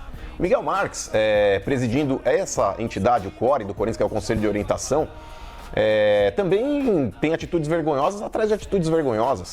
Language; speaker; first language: Portuguese; native; Portuguese